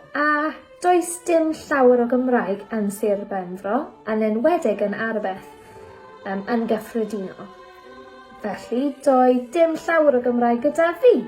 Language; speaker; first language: Welsh; non-native, local second language; English